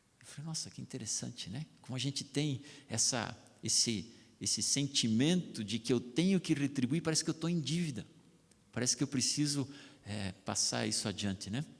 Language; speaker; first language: Portuguese; non-native, local second language; German